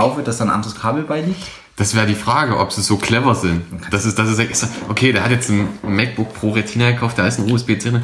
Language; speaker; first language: German; native; German